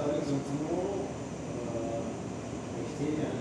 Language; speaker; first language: English; non-native, learner; Arabic